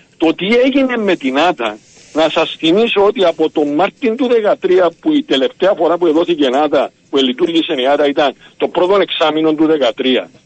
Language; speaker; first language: Greek; native; Greek